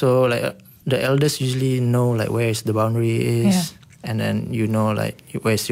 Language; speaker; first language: English; non-native, local second language; Iban